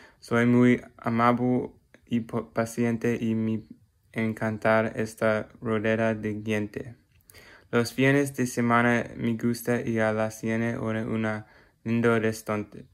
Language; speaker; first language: Spanish; non-native, learner; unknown